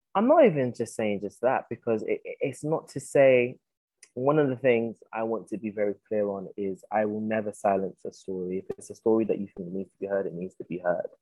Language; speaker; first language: English; native; English